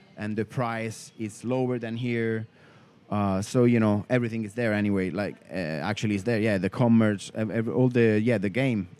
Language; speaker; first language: English; non-native, learner; Italian